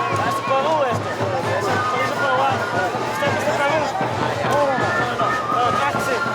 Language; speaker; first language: Spanish; non-native, learner; English